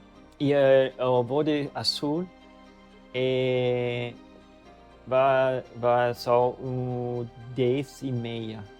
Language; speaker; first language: Portuguese; non-native, learner; English